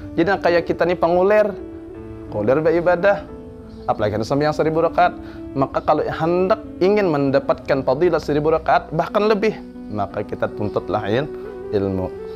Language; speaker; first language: Malay; non-native, local second language; Banjar